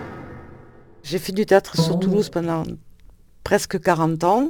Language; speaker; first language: French; native; French